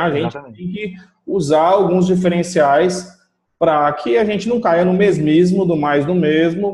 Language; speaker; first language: Portuguese; native; Portuguese